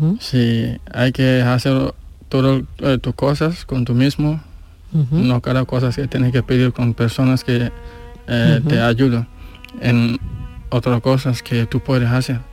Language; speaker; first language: Spanish; non-native, learner; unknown